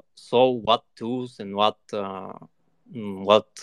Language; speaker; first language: English; non-native, fluent; Bulgarian